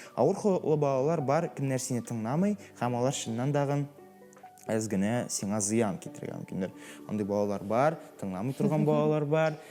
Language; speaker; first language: Tatar; non-native, local second language; Russian